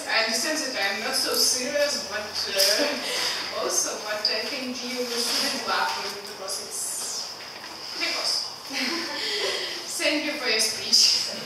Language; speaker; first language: English; non-native, learner; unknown